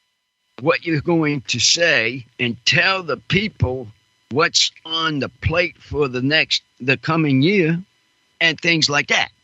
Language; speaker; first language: English; non-native, fluent; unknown